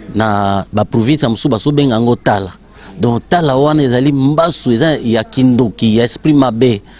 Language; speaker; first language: Lingala; non-native, local second language; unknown